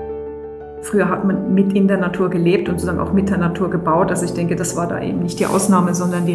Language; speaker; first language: German; native; German